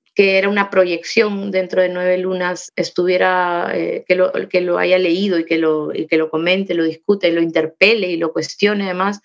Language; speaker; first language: Spanish; native; Spanish